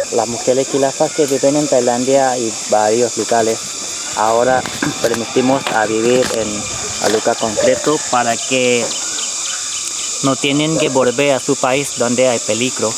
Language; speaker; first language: Spanish; non-native, fluent; Thai